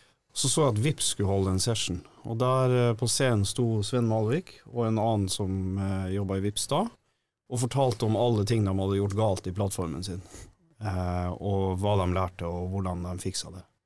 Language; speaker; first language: Norwegian; native; Norwegian